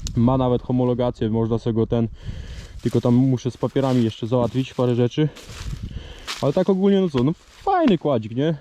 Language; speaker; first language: Polish; native; Polish